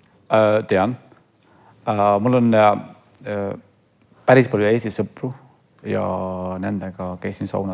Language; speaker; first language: Estonian; non-native, fluent; Kurdish